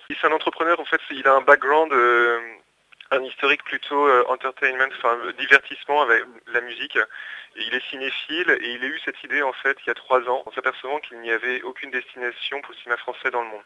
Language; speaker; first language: French; native; French